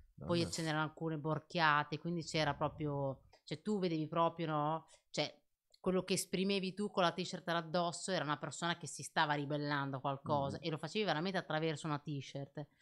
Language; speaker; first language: Italian; early bilingual, other home language; Arabic